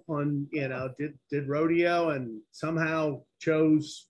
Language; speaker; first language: English; native; English